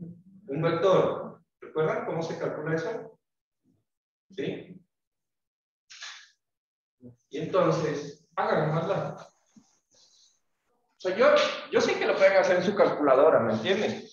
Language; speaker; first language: Spanish; native; Spanish